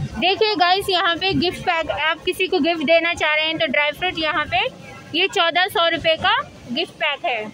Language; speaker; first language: Hindi; native; Hindi